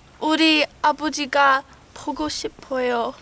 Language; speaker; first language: Korean; non-native, learner; English